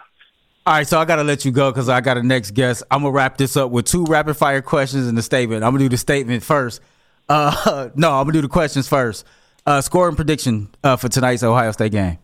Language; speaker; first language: English; native; English